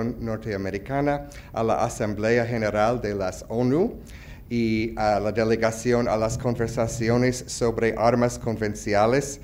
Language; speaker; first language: Spanish; non-native, fluent; English